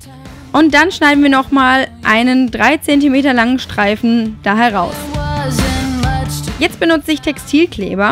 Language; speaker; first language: German; native; German